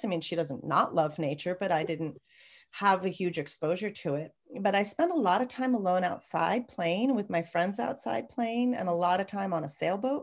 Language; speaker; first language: English; native; English